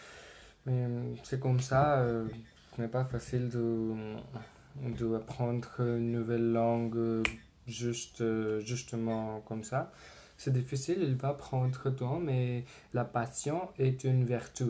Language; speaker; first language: French; non-native, learner; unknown